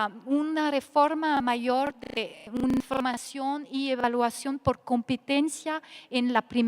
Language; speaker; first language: Spanish; non-native, fluent; French